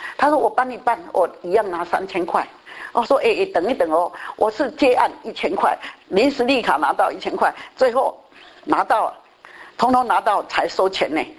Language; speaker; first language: Chinese; native; Chinese